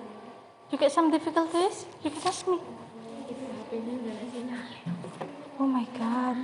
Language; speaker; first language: English; non-native, learner; Indonesian